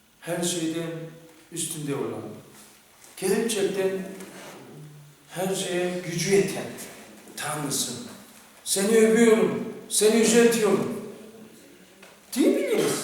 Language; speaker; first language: Turkish; non-native, fluent; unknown